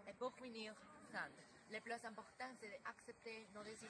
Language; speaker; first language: French; non-native, learner; Spanish